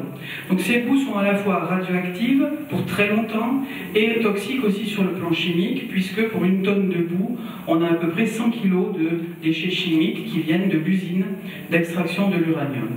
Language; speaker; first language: French; native; French